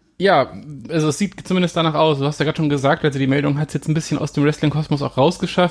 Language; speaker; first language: German; native; German